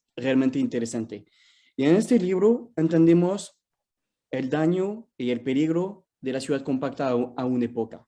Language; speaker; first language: Spanish; non-native, fluent; French